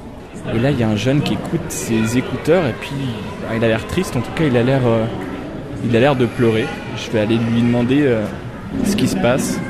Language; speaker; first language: French; native; French